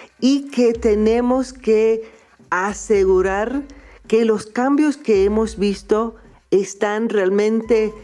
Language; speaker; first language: Spanish; non-native, fluent; English